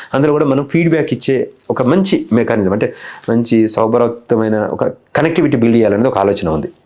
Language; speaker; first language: Telugu; native; Telugu